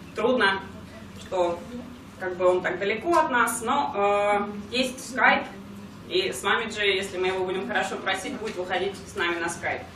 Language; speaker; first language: Russian; non-native, local second language; Georgian